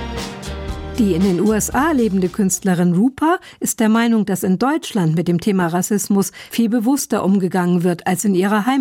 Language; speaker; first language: German; native; German